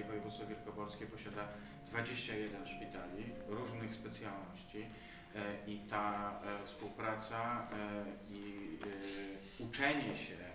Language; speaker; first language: Polish; native; Polish